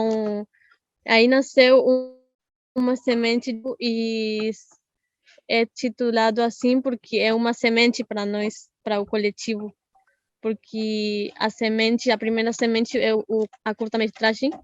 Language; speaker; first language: Portuguese; non-native, fluent; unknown